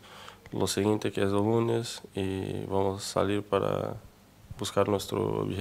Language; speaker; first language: Spanish; non-native, fluent; Portuguese